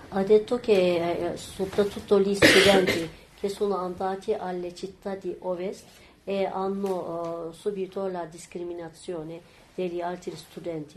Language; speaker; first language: Italian; non-native, learner; Turkish